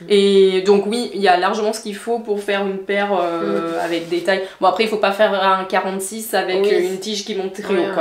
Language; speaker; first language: French; native; French